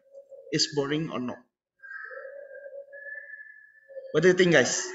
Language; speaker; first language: English; non-native, learner; Indonesian